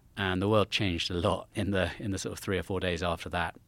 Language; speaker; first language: English; native; English